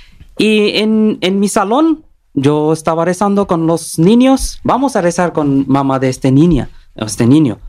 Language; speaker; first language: Spanish; non-native, learner; Bangla